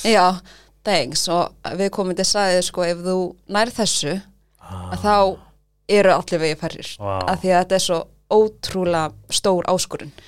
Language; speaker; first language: Icelandic; early bilingual, other home language; Thai